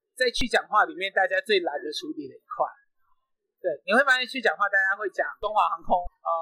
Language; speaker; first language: Chinese; native; Chinese